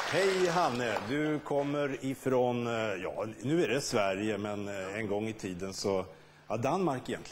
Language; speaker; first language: Swedish; native; Swedish